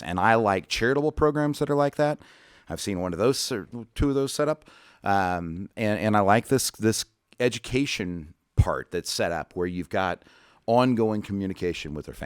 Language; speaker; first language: English; native; English